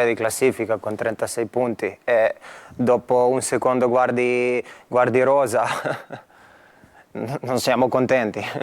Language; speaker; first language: Italian; non-native, fluent; Croatian